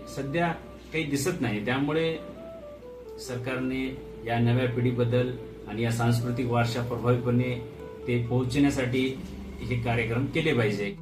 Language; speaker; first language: Marathi; non-native, local second language; Lambadi